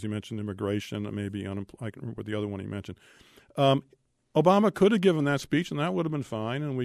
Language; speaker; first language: English; native; English